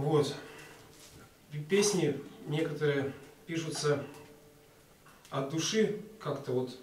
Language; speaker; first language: Russian; native; Russian